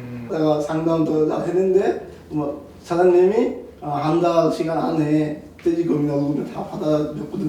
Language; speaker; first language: Korean; non-native, learner; Bangla